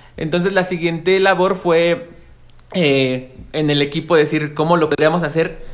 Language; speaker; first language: Spanish; native; Spanish